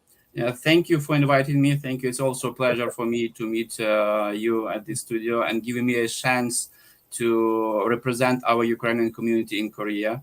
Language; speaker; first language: English; non-native, fluent; Ukrainian